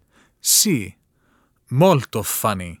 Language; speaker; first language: Italian; non-native, learner; English